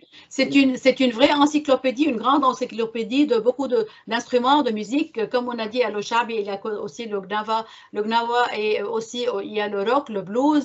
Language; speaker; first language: French; non-native, local second language; Arabic